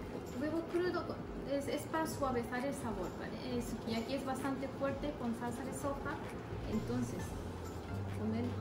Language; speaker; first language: Spanish; non-native, fluent; Japanese